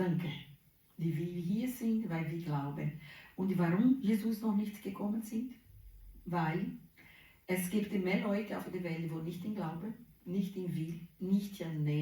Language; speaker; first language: German; non-native, learner; Portuguese